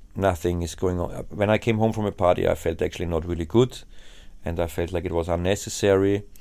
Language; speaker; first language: English; non-native, fluent; German